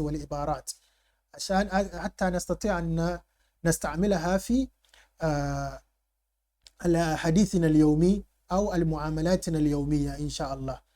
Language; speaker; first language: Arabic; non-native, fluent; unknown